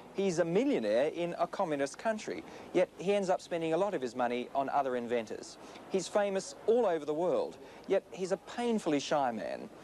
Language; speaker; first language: English; native; English